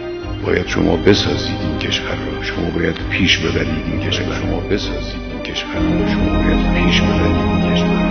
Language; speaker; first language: Persian; native; Persian